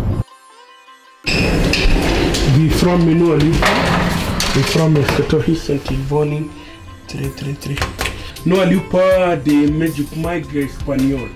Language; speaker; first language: Swedish; non-native, fluent; Arabic